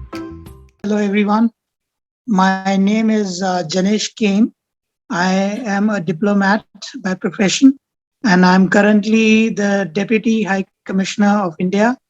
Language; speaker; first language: English; non-native, local second language; Hindi